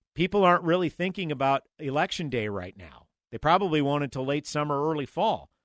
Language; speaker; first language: English; native; English